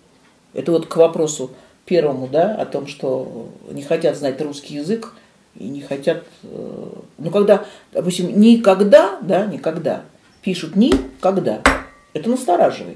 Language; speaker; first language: Russian; native; Russian